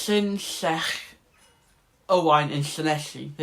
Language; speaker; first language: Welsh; non-native, learner; English